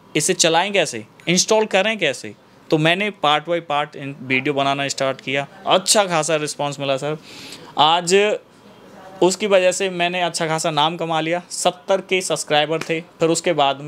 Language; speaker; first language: Hindi; native; Hindi